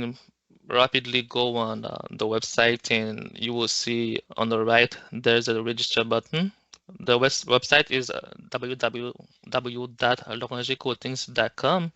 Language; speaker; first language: English; non-native, local second language; French